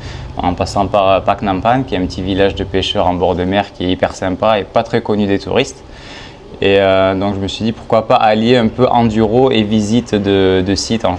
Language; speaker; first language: French; native; French